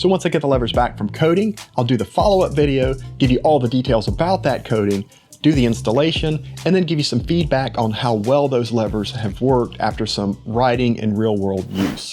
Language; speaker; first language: English; native; English